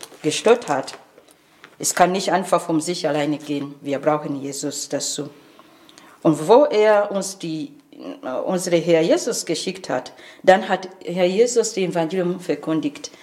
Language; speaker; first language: German; non-native, fluent; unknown